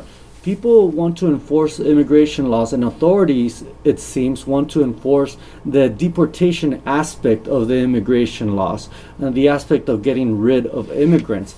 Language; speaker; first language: English; native; English